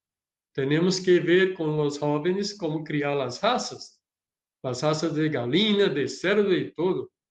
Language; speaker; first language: Spanish; non-native, learner; Portuguese